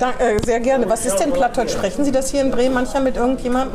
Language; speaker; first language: German; native; German